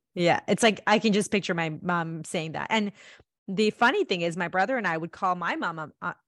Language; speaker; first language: English; early bilingual, other home language; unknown